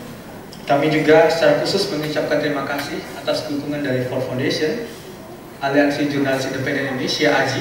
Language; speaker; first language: Indonesian; native; Indonesian